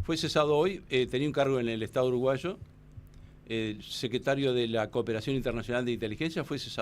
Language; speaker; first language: Spanish; native; Spanish